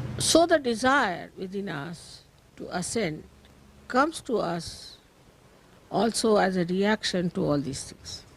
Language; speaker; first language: English; non-native, local second language; Marathi